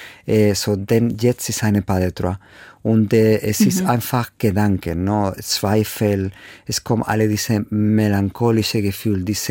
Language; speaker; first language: German; non-native, fluent; Spanish